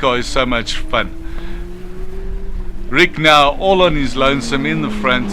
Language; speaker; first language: English; native; English